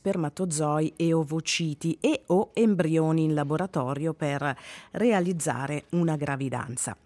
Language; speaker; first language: Italian; native; Italian